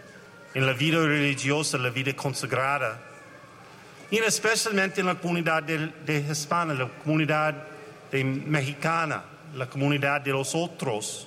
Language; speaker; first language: Spanish; non-native, learner; English